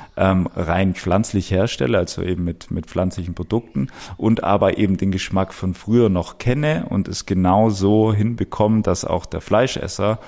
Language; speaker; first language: German; native; German